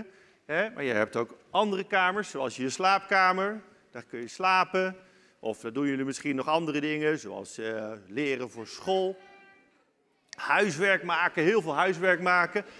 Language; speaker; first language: Dutch; native; Dutch